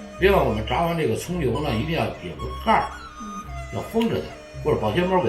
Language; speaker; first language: Chinese; native; Chinese